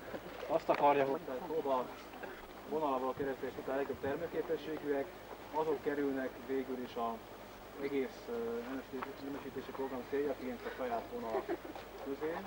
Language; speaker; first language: Hungarian; native; Hungarian